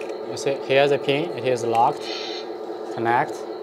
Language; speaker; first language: English; non-native, fluent; Chinese